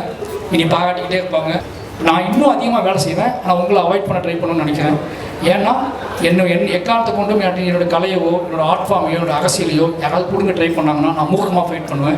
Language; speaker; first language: Tamil; native; Tamil